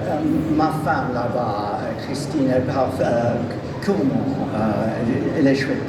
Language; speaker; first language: French; non-native, learner; English